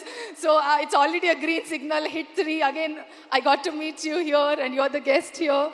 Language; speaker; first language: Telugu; non-native, learner; Kannada